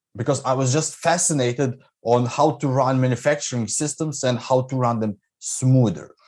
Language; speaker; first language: English; non-native, fluent; Croatian